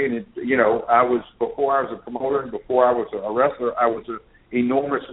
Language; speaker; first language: English; native; English